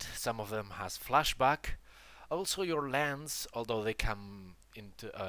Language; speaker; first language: English; non-native, fluent; Spanish